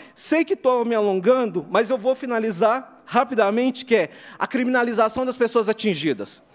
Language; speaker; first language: Portuguese; native; Portuguese